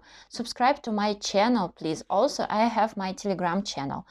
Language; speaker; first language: English; non-native, learner; Russian